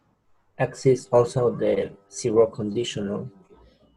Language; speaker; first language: English; non-native, learner; Spanish